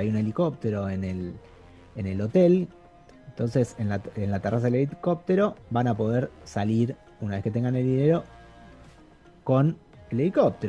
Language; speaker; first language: Spanish; native; Spanish